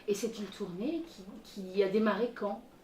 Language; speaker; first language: French; native; French